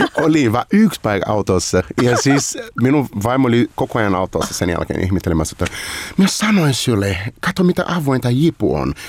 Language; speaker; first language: Finnish; non-native, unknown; Portuguese